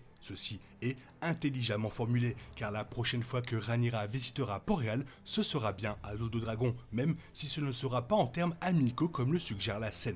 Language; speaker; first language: French; native; French